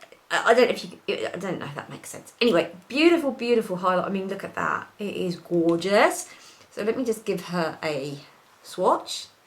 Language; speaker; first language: English; native; English